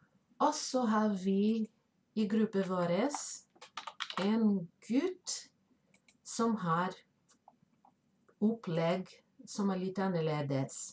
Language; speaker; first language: Norwegian; non-native, fluent; Spanish